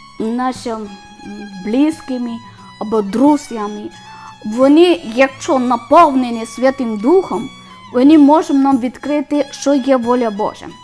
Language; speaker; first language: Ukrainian; non-native, learner; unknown